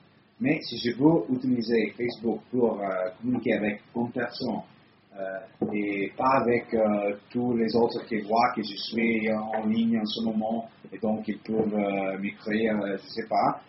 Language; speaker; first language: French; non-native, learner; Italian